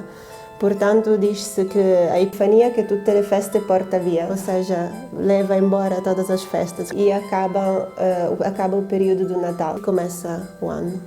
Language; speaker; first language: Portuguese; non-native, fluent; Italian